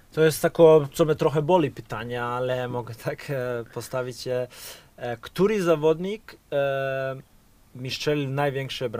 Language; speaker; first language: Polish; non-native, fluent; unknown